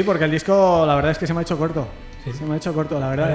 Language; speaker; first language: Spanish; native; Spanish